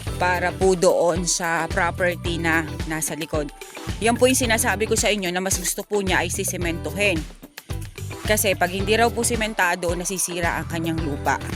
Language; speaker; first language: Filipino; native; Filipino